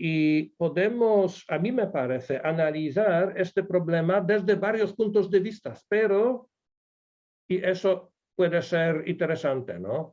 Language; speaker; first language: Spanish; non-native, fluent; Polish